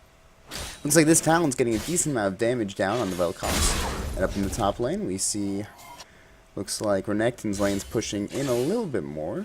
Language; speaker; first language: English; native; English